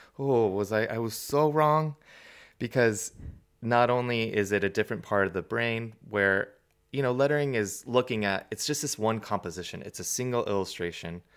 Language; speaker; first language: English; native; English